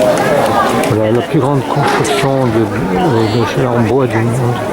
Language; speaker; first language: French; native; French